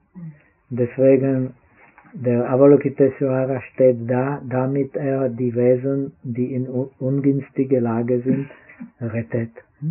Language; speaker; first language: German; non-native, fluent; Czech